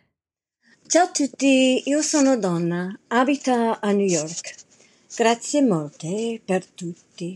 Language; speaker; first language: Italian; non-native, learner; English